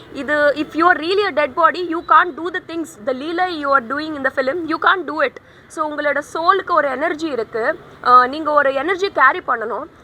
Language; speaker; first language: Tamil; non-native, learner; Telugu